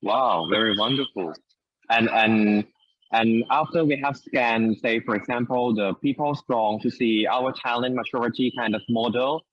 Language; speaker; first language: English; non-native, fluent; Thai